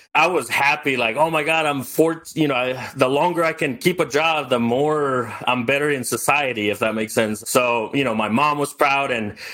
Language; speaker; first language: English; early bilingual, other home language; Spanish